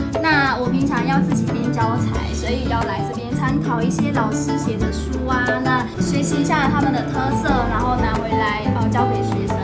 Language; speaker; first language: Chinese; non-native, fluent; Vietnamese